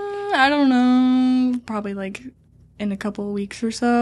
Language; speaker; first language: English; native; English